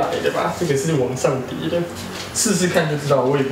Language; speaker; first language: Chinese; native; Chinese